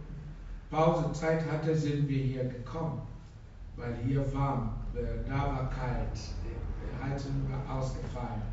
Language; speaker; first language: German; non-native, fluent; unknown